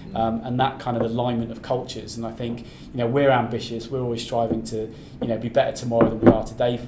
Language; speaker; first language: English; native; English